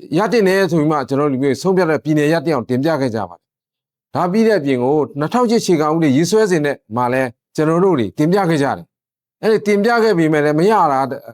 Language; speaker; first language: Burmese; non-native, local second language; Shan